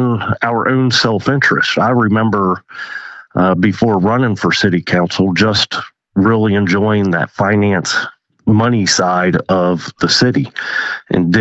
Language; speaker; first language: English; native; English